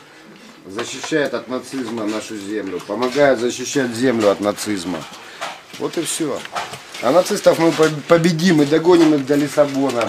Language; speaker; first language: Russian; native; Russian